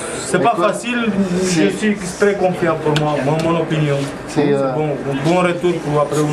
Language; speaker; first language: French; non-native, learner; Romanian